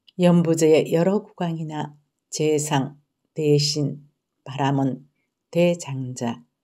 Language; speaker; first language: Korean; native; Korean